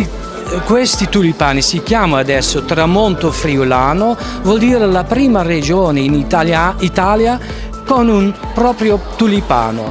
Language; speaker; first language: Italian; non-native, fluent; Dutch